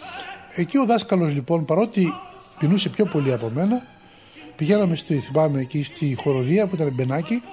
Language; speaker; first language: Greek; native; Greek